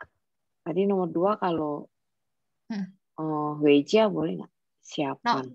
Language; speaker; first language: Indonesian; non-native, learner; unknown